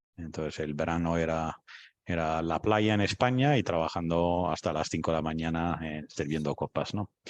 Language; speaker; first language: Spanish; non-native, fluent; English